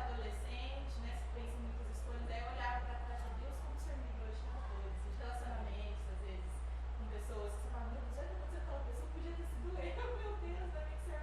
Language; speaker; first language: Portuguese; native; Portuguese